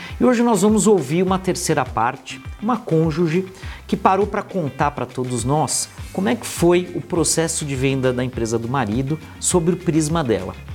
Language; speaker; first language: Portuguese; native; Portuguese